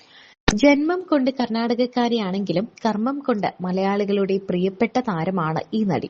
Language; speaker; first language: Malayalam; native; Malayalam